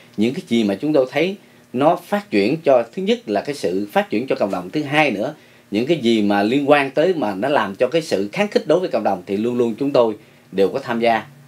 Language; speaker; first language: Vietnamese; native; Vietnamese